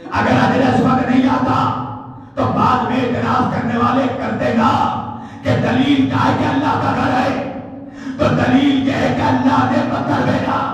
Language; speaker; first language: Urdu; native; Urdu